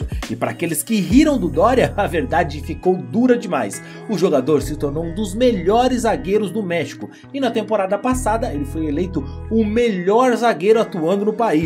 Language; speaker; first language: Portuguese; native; Portuguese